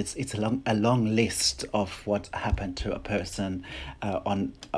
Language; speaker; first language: English; non-native, fluent; German